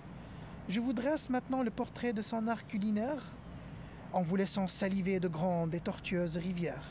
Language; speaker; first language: French; non-native, local second language; Arabic